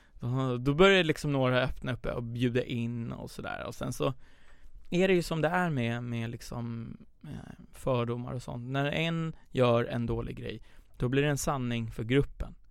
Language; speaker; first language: Swedish; early bilingual, other home language; Persian